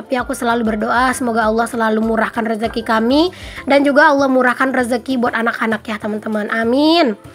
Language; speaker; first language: Indonesian; native; Indonesian